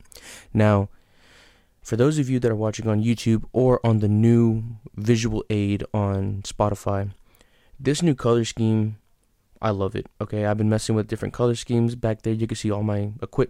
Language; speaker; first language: English; native; English